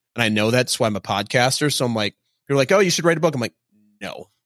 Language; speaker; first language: English; native; English